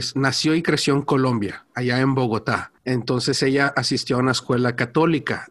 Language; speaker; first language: Spanish; early bilingual, heritage; Spanish